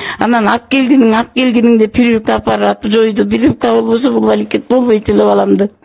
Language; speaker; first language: Kyrgyz; native; Kyrgyz